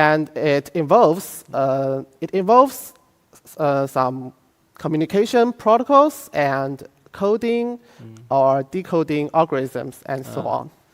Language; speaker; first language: English; non-native, fluent; Chinese